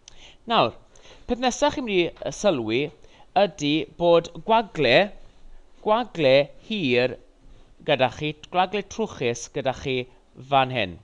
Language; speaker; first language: Welsh; non-native, local second language; English